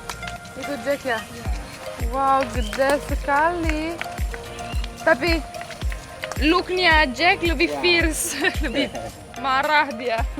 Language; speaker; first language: Indonesian; non-native, fluent; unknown